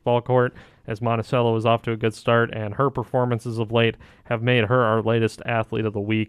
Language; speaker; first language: English; native; English